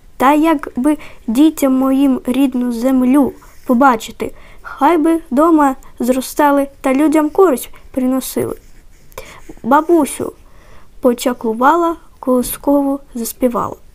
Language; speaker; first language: Ukrainian; native; Ukrainian